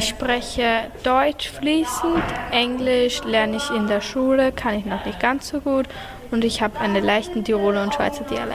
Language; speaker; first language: German; native; German